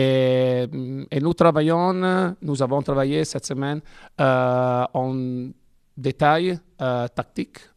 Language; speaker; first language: French; non-native, learner; Italian